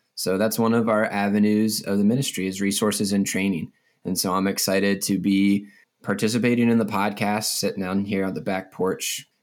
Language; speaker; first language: English; native; English